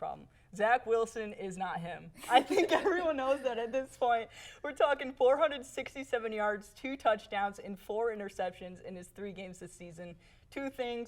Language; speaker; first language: English; native; English